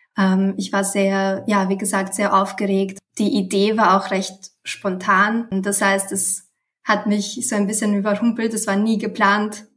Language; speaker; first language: German; early bilingual, other home language; Romanian